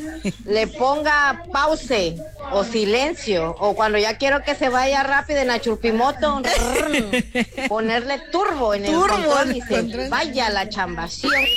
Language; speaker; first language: Spanish; native; Spanish